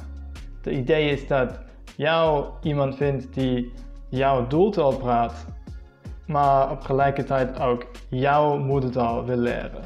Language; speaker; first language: Dutch; non-native, fluent; English